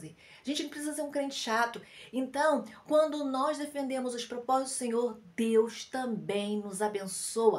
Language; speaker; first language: Portuguese; native; Portuguese